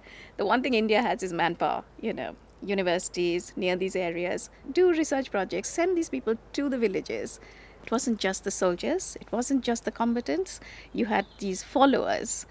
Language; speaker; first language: English; non-native, local second language; Bangla